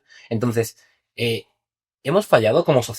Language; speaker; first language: Spanish; native; Spanish